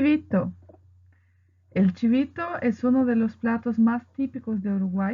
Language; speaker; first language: Spanish; non-native, fluent; Portuguese